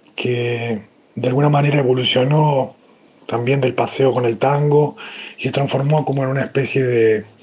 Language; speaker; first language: Spanish; native; Spanish